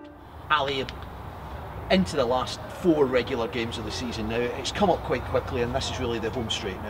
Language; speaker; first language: English; native; English